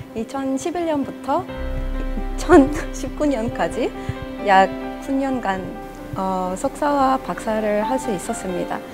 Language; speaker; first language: Korean; non-native, fluent; Arabic